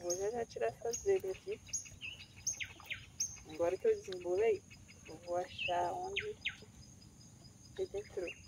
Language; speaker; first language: Portuguese; native; Portuguese